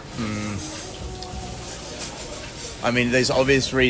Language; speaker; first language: English; native; English